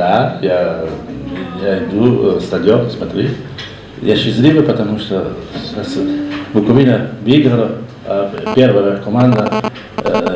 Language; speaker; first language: Russian; non-native, learner; Italian